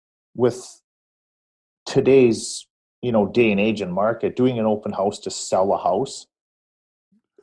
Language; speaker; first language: English; native; English